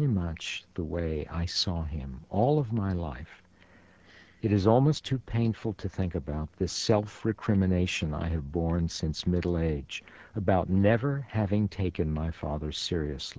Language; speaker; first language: English; early bilingual, other home language; Yiddish